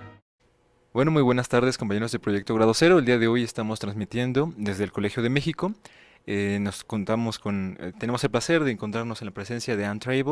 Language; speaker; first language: Spanish; native; Spanish